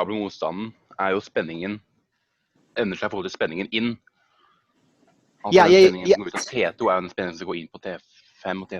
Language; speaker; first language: Norwegian; native; Norwegian